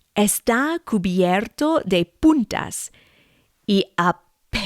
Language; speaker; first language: Spanish; non-native, fluent; English